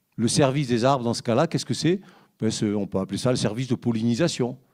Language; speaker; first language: French; native; French